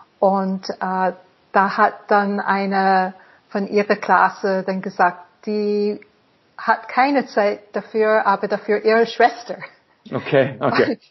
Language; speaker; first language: German; non-native, fluent; English